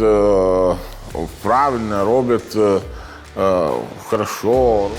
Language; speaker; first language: Ukrainian; non-native, learner; Italian